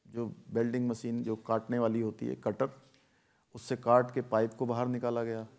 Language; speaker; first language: Hindi; native; Hindi